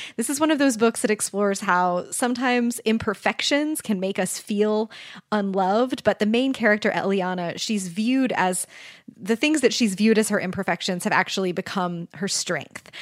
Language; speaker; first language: English; native; English